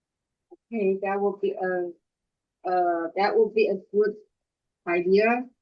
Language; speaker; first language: English; non-native, learner; Chinese